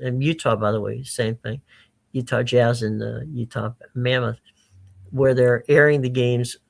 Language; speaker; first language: English; native; English